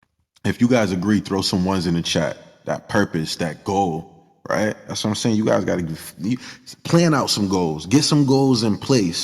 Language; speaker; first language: English; native; English